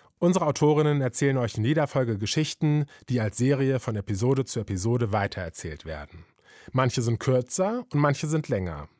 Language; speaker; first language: German; native; German